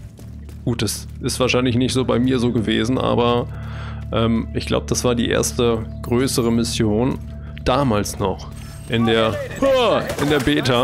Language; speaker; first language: German; native; German